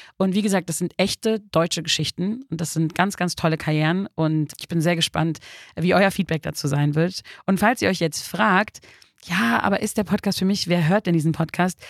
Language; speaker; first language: German; early bilingual, other home language; Turkish